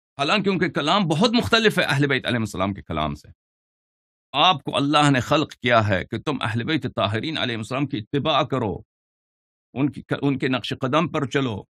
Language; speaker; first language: Urdu; non-native, fluent; Persian